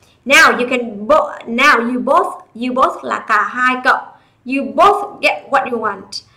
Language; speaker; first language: English; non-native, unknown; Vietnamese